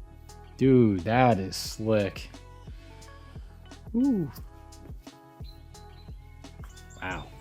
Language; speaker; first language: English; native; English